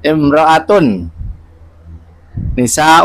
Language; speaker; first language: Arabic; non-native, learner; Indonesian